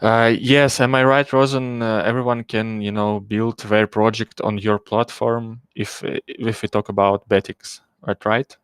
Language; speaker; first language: English; non-native, learner; Russian